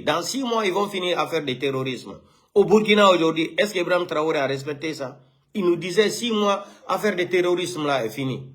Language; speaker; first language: French; non-native, local second language; Fula